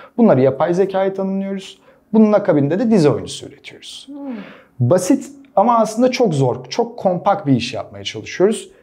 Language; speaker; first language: Turkish; native; Turkish